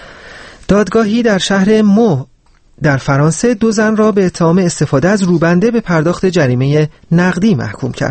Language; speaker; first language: Persian; native; Persian